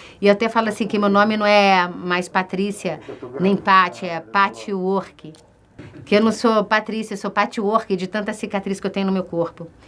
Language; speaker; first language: Portuguese; native; Portuguese